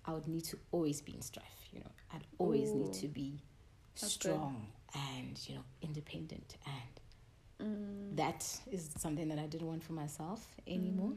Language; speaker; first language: English; non-native, local second language; Tswana